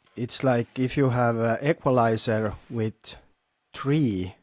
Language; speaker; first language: English; non-native, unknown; Estonian